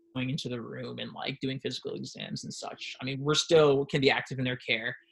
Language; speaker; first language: English; native; English